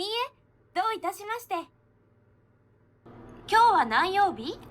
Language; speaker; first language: Japanese; non-native, learner; Filipino